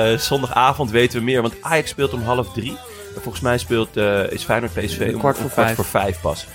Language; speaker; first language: Dutch; native; Dutch